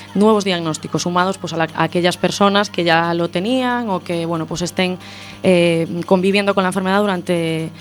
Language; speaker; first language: Spanish; native; Spanish